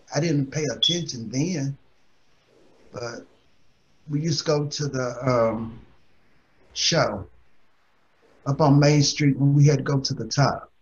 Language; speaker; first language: English; native; English